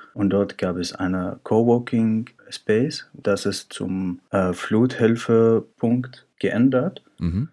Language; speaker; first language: German; non-native, fluent; Arabic